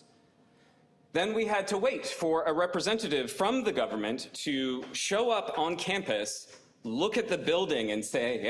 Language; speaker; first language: English; native; English